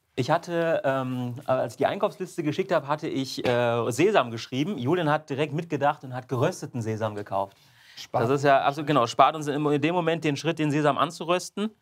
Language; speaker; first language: German; native; German